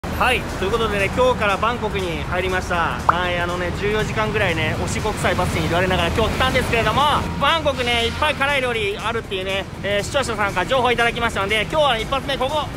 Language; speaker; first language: Japanese; native; Japanese